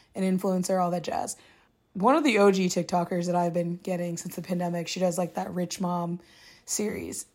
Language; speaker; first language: English; native; English